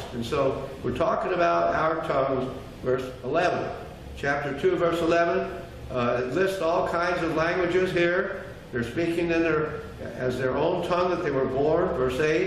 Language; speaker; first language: English; native; English